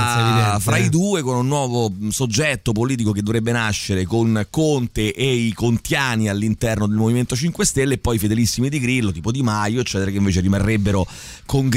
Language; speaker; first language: Italian; native; Italian